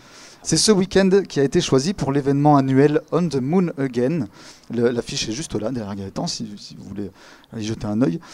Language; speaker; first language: French; native; French